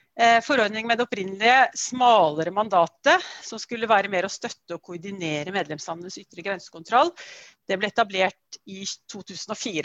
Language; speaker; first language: Norwegian; native; Norwegian